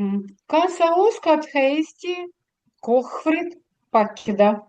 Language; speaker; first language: Estonian; non-native, learner; Russian